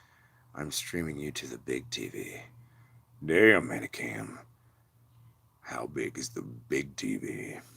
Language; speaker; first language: English; native; English